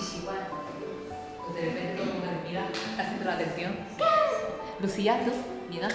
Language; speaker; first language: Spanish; non-native, learner; Chinese